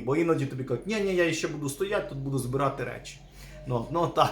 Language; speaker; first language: Ukrainian; native; Ukrainian